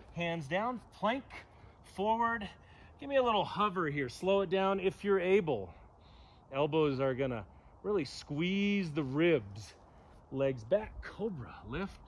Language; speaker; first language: English; native; English